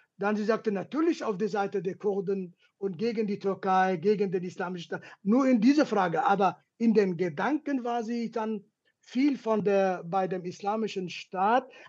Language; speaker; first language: German; non-native, fluent; Kurdish